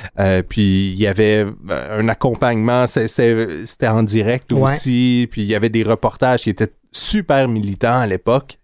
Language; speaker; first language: French; native; French